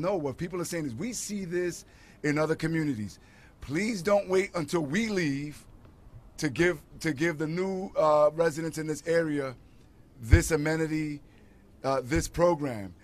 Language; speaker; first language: English; early bilingual, other home language; Spanish